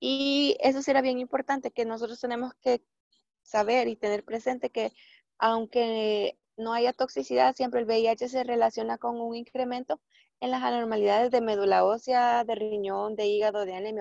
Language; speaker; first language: Spanish; native; Spanish